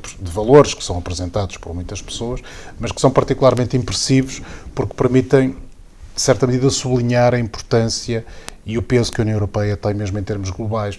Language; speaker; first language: Portuguese; native; Portuguese